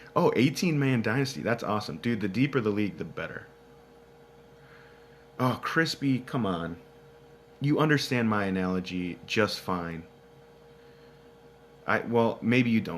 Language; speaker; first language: English; native; English